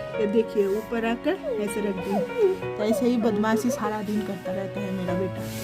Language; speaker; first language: Hindi; non-native, local second language; Bangla